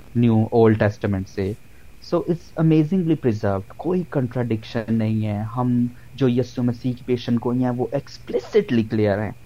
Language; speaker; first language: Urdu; non-native, local second language; Punjabi